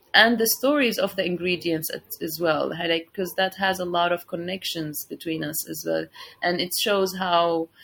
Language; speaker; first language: English; non-native, fluent; Arabic